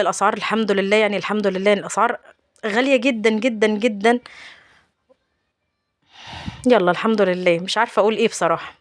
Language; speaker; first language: Arabic; native; Arabic